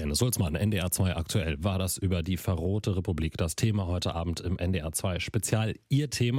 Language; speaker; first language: German; native; German